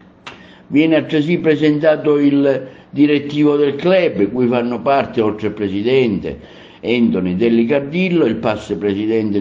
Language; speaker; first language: Italian; native; Italian